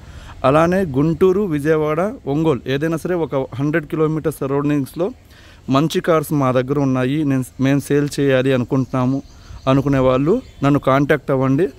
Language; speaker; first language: Telugu; native; Telugu